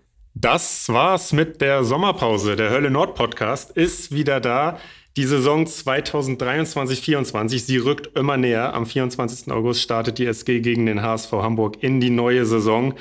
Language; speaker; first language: German; native; German